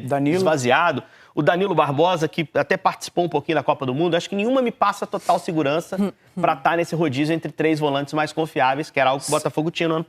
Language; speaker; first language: Portuguese; native; Portuguese